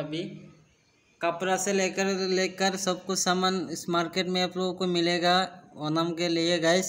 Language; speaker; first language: Hindi; non-native, local second language; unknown